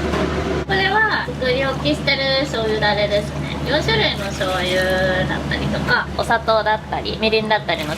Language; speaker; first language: Japanese; native; Japanese